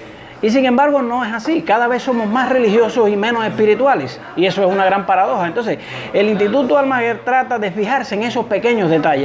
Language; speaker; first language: Spanish; native; Spanish